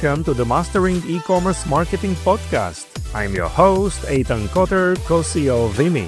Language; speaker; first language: English; non-native, fluent; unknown